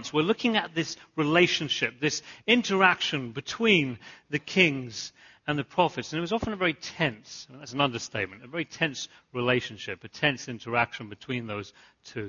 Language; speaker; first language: English; native; English